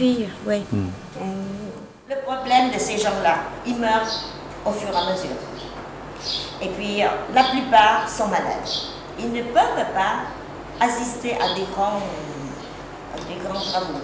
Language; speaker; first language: French; non-native, fluent; Vietnamese